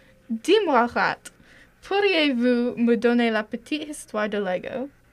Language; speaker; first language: French; non-native, learner; English